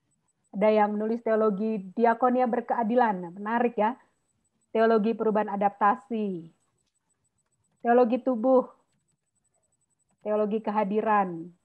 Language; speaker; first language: Indonesian; native; Indonesian